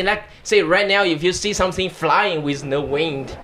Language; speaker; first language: English; non-native, fluent; Chinese